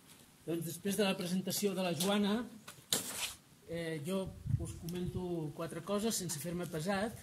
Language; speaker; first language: Catalan; native; Catalan